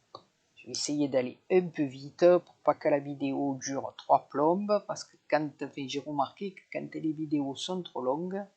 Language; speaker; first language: French; native; French